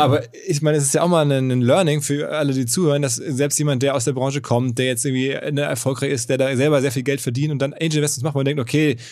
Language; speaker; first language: German; native; German